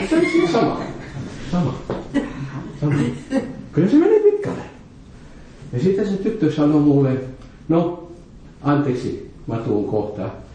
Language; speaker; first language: Finnish; non-native, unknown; Morisyen